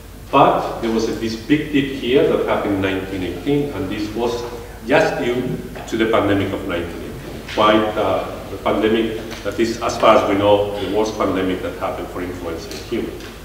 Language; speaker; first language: English; non-native, fluent; Spanish